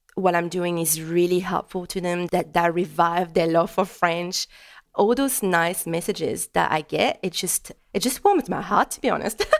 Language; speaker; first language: English; non-native, fluent; French